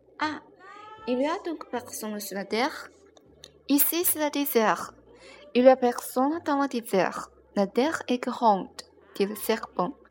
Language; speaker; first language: French; non-native, learner; Chinese